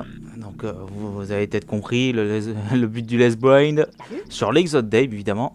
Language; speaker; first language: French; native; French